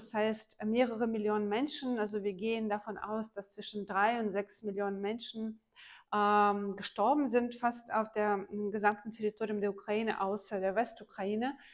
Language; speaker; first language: German; non-native, fluent; Ukrainian